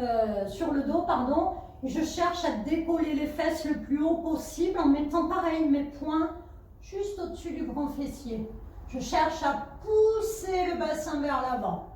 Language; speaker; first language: French; native; French